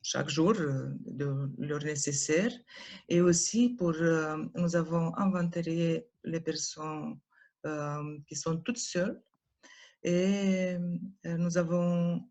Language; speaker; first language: French; non-native, learner; Romanian